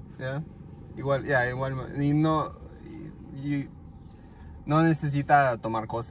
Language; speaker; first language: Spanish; non-native, learner; English